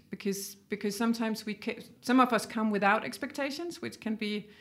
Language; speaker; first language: English; non-native, fluent; Danish